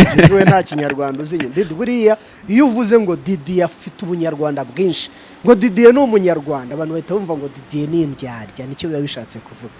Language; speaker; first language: Kinyarwanda; native; Kinyarwanda